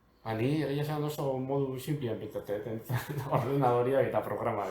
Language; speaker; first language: Basque; native; Basque